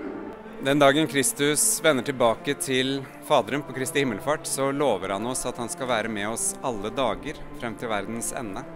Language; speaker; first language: Norwegian; native; Norwegian